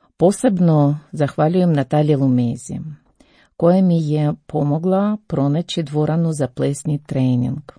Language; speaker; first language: Croatian; non-native, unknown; Ukrainian